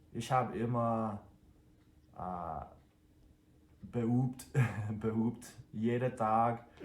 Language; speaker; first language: German; non-native, learner; English